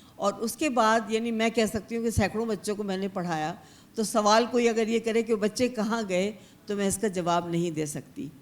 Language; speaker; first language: Urdu; native; Urdu